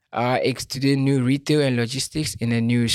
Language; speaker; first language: Dutch; non-native, learner; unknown